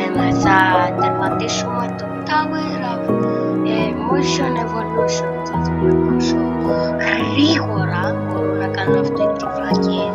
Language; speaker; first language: Greek; early bilingual, heritage; Greek